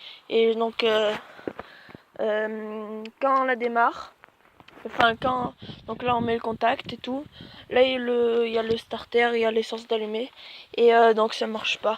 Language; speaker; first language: French; native; French